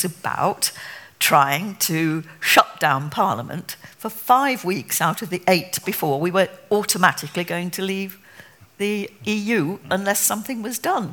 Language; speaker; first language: English; native; English